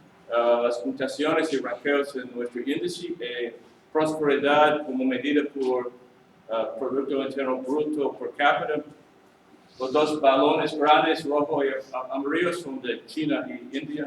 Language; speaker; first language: Spanish; non-native, learner; English